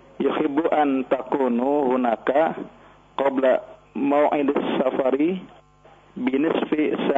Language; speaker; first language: Arabic; non-native, learner; Indonesian